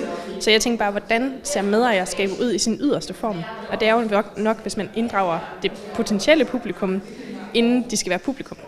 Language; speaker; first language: Danish; native; Danish